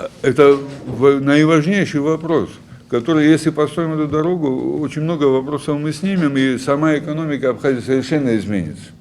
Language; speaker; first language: Russian; non-native, fluent; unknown